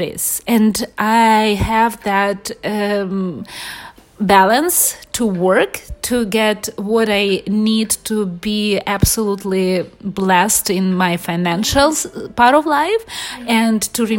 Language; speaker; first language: English; non-native, fluent; Ukrainian